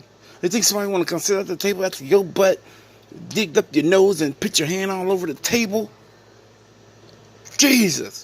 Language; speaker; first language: English; native; English